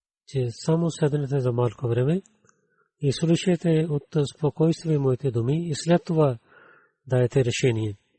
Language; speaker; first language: Bulgarian; non-native, learner; Urdu